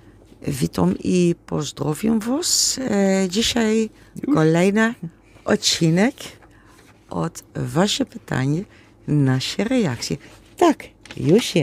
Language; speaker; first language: Polish; non-native, learner; Dutch